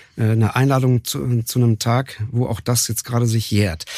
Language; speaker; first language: German; native; German